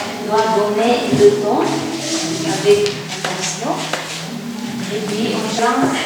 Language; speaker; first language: French; non-native, fluent; Italian